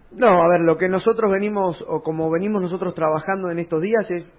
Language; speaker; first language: Spanish; native; Spanish